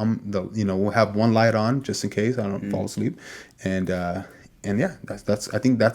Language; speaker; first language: English; native; English